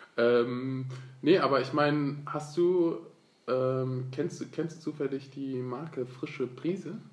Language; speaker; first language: German; early bilingual, other home language; Turkish